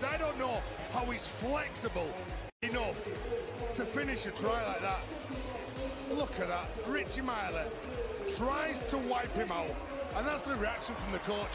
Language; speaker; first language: English; native; English